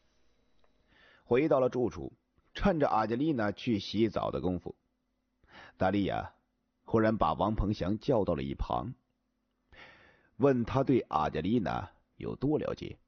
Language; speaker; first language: Chinese; native; Chinese